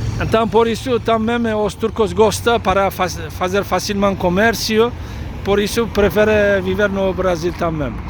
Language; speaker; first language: Portuguese; non-native, learner; Turkish